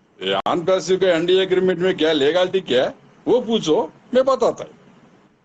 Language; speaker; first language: Hindi; non-native, local second language; Telugu